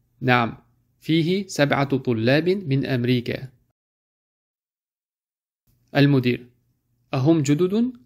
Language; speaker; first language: Arabic; non-native, fluent; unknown